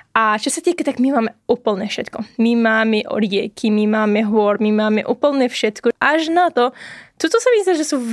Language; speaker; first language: Slovak; non-native, fluent; Arabic